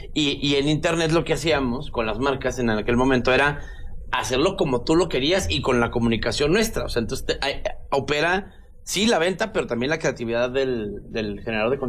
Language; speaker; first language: Spanish; native; Spanish